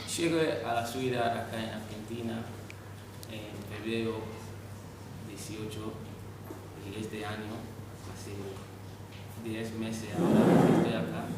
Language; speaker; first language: Spanish; non-native, learner; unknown